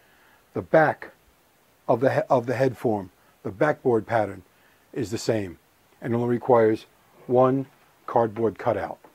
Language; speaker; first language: English; native; English